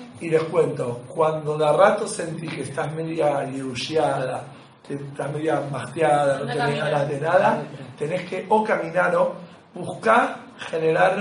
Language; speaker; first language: Spanish; native; Spanish